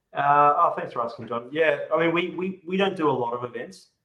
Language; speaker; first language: English; native; English